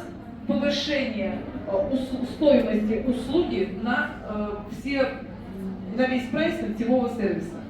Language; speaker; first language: Russian; native; Russian